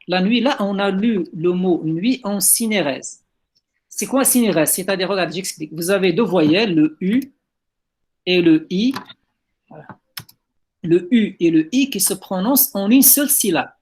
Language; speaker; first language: French; non-native, local second language; Arabic